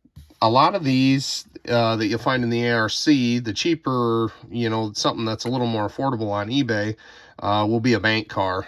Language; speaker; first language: English; native; English